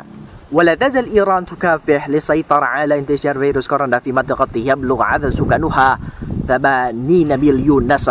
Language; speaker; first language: Arabic; non-native, fluent; Indonesian